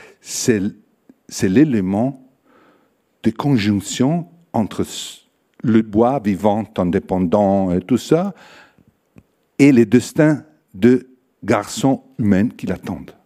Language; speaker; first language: French; non-native, fluent; Italian